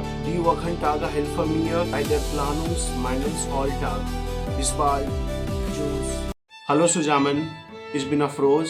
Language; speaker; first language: German; non-native, learner; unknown